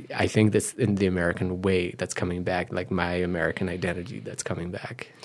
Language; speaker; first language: English; non-native, fluent; French